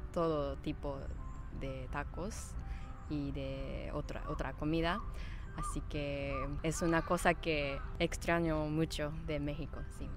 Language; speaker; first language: Spanish; non-native, fluent; Japanese